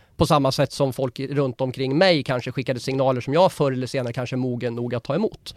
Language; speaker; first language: Swedish; native; Swedish